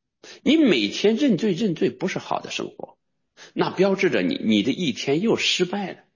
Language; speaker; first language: Chinese; native; Chinese